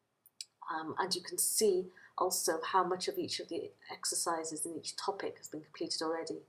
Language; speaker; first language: English; native; English